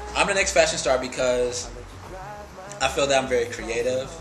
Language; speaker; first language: English; native; English